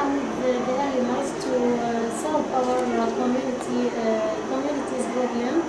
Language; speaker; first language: English; non-native, learner; Arabic